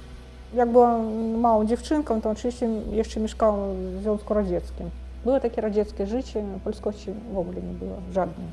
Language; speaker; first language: Polish; non-native, fluent; Russian